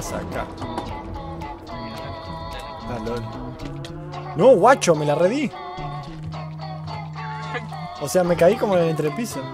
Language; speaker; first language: Spanish; native; Spanish